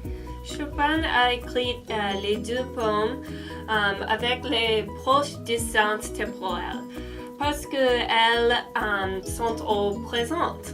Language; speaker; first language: French; non-native, learner; English